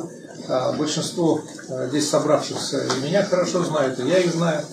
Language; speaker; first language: Russian; native; Russian